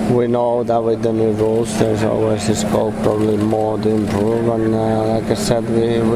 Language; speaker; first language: English; non-native, fluent; Finnish